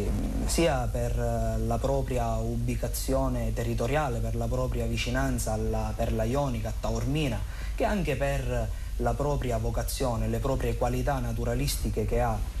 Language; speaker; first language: Italian; native; Italian